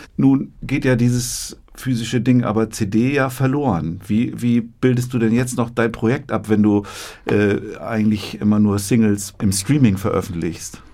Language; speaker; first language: German; native; German